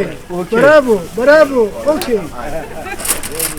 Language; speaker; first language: Persian; native; Persian